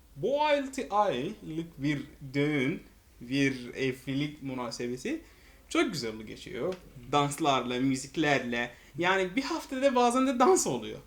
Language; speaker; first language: Turkish; non-native, fluent; Arabic